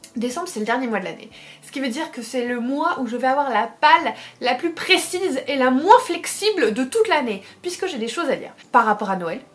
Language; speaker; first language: French; native; French